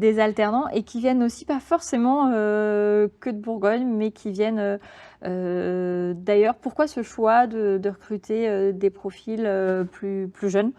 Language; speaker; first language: French; native; French